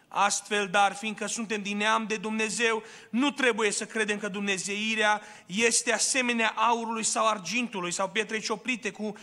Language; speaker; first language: Romanian; early bilingual, other home language; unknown